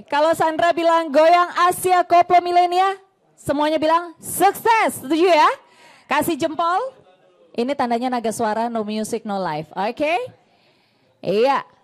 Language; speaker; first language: Indonesian; native; Indonesian